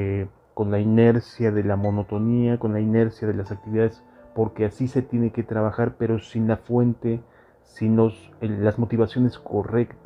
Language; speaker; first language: Spanish; native; Spanish